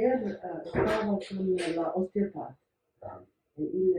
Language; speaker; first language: Spanish; non-native, learner; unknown